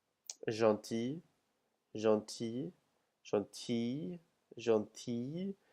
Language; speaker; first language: French; non-native, fluent; English